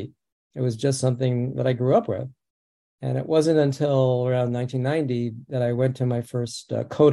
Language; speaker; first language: English; early bilingual, other home language; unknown